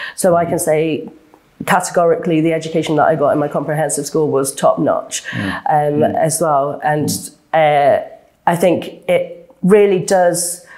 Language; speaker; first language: English; native; English